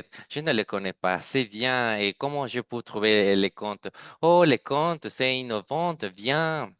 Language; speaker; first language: French; non-native, fluent; Spanish